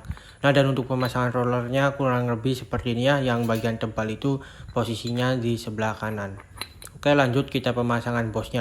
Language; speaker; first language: Indonesian; native; Indonesian